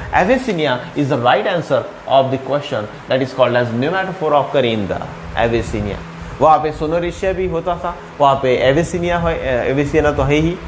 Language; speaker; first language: Hindi; non-native, local second language; Marathi